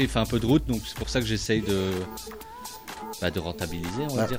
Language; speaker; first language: French; native; French